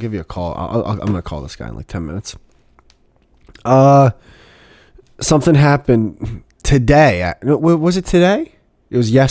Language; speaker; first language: English; native; English